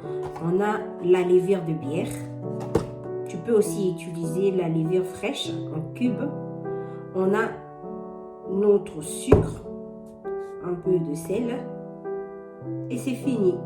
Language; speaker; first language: French; non-native, local second language; Lingala